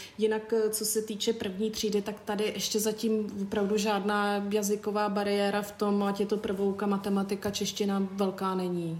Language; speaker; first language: Czech; native; Czech